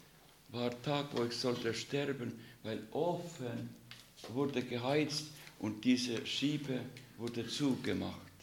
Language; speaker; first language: German; non-native, learner; Russian